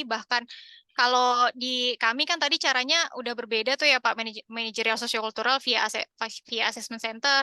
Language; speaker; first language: Indonesian; native; Indonesian